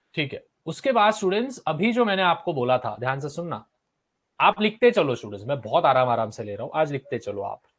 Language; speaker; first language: Hindi; non-native, local second language; Marathi